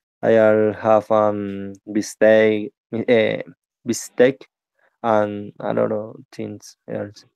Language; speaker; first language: English; non-native, learner; Spanish